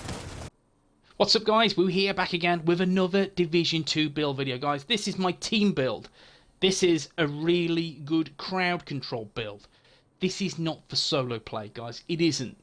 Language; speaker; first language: English; native; English